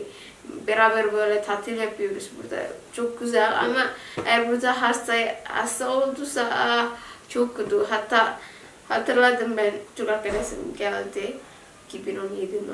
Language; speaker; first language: Turkish; non-native, learner; Indonesian